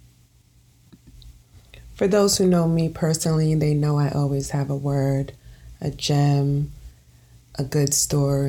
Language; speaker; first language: English; native; English